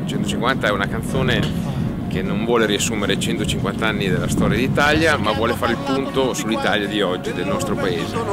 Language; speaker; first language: Italian; native; Italian